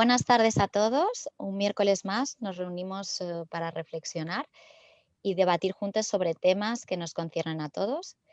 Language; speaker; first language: Spanish; native; Spanish